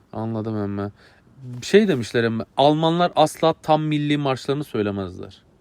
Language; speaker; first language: Turkish; native; Turkish